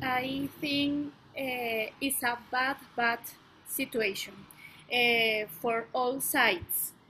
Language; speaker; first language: English; non-native, learner; Spanish